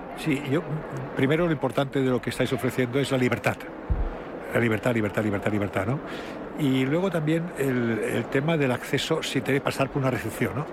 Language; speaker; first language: Spanish; native; Spanish